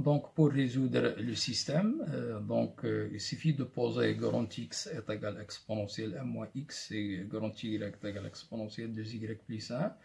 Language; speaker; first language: French; non-native, local second language; Arabic